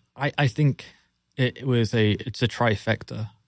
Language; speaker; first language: English; native; English